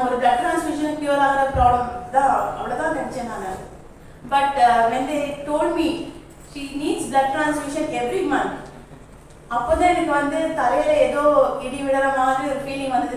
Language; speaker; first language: Tamil; native; Tamil